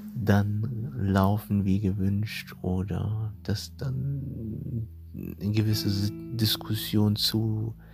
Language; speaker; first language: German; native; German